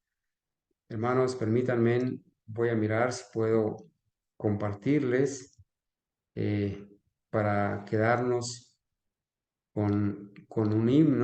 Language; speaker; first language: Spanish; native; Spanish